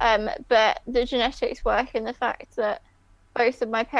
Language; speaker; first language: English; native; English